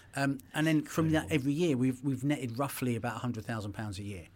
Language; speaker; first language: English; native; English